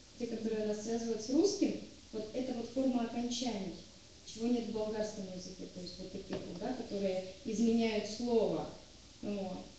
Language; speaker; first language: Russian; native; Russian